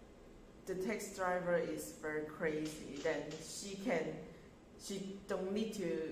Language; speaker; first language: English; non-native, learner; Chinese